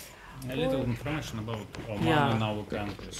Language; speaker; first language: English; non-native, learner; Russian